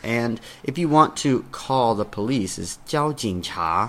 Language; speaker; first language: English; native; English